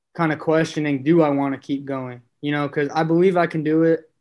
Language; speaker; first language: English; native; English